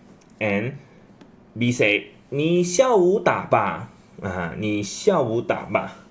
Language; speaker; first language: Chinese; non-native, fluent; English